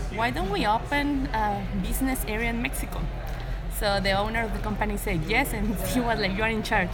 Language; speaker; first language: English; non-native, fluent; Spanish